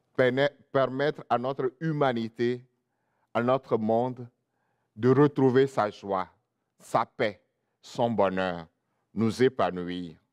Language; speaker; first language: French; non-native, local second language; Ewe